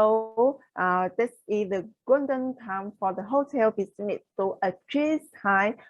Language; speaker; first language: English; non-native, learner; Vietnamese